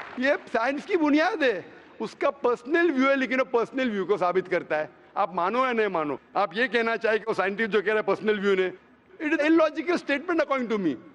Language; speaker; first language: Hindi; non-native, local second language; Konkani